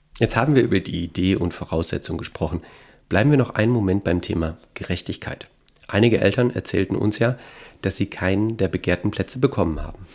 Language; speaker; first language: German; native; German